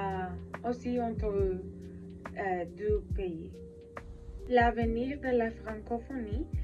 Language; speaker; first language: French; non-native, learner; Spanish